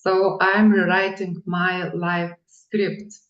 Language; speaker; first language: English; non-native, fluent; Lithuanian